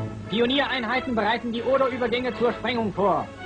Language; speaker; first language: German; native; German